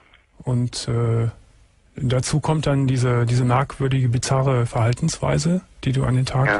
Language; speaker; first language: German; native; German